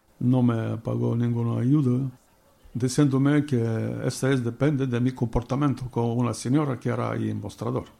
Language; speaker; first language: Spanish; non-native, learner; Bulgarian